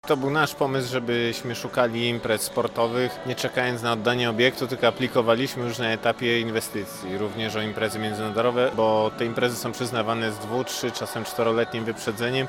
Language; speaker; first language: Polish; native; Polish